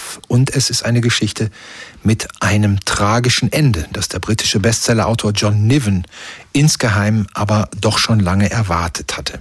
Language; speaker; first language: German; native; German